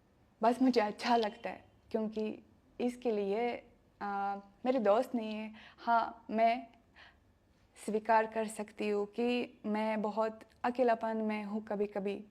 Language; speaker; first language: Hindi; non-native, fluent; Russian